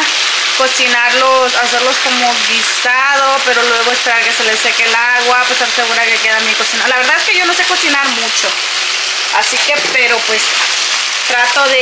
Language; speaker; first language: Spanish; native; Spanish